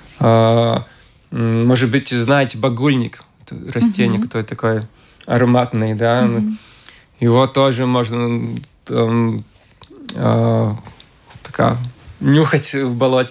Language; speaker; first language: Russian; non-native, local second language; Latvian